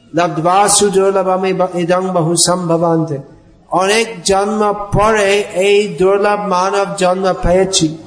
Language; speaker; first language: Bangla; non-native, fluent; English